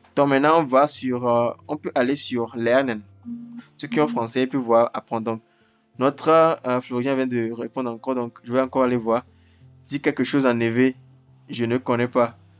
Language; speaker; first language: French; non-native, local second language; Ewe